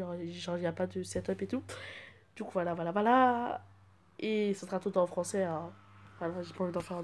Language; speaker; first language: French; native; French